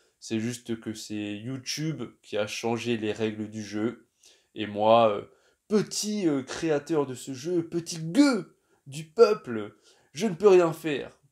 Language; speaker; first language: French; native; French